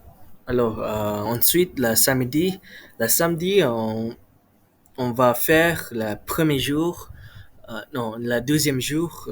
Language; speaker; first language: French; non-native, learner; Malay